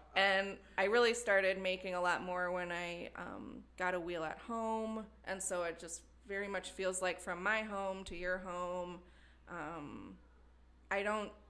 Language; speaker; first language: English; native; English